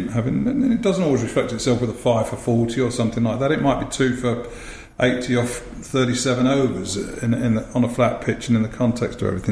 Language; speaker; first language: English; native; English